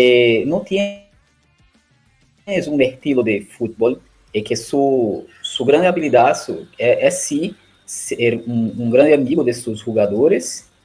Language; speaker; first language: Spanish; non-native, learner; Portuguese